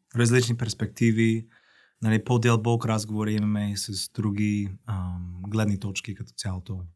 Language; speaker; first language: Bulgarian; non-native, fluent; English